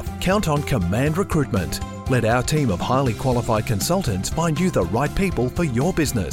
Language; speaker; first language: English; native; English